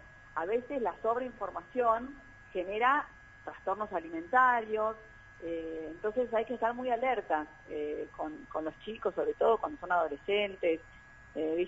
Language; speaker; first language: Spanish; native; Spanish